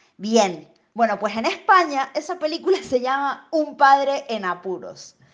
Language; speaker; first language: Spanish; native; Spanish